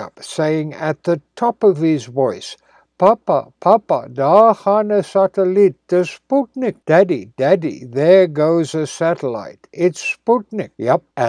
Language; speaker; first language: English; native; English